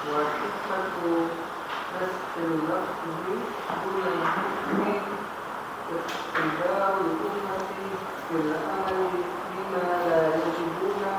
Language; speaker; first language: Arabic; non-native, learner; Indonesian